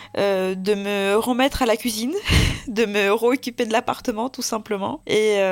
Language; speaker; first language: French; early bilingual, other home language; Russian